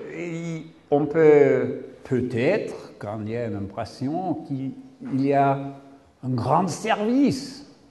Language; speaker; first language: French; non-native, learner; English